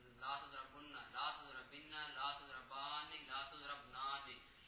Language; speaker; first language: Arabic; non-native, learner; Punjabi